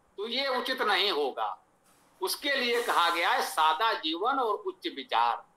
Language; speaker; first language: Hindi; native; Hindi